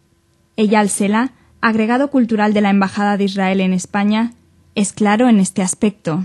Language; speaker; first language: Spanish; native; Spanish